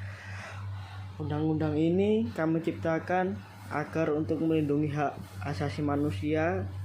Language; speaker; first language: Indonesian; native; Indonesian